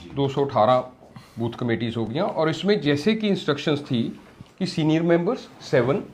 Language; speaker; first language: Hindi; non-native, local second language; Punjabi